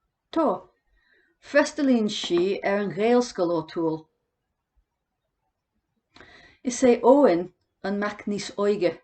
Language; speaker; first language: Irish; non-native, learner; English